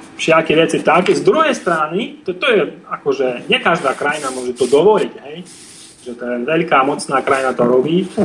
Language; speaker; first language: Slovak; non-native, fluent; Russian